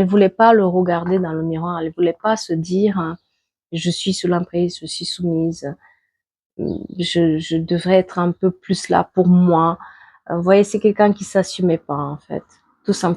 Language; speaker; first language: French; native; French